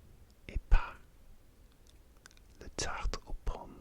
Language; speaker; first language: French; non-native, learner; English